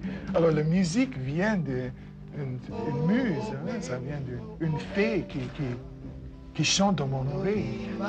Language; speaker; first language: French; non-native, fluent; English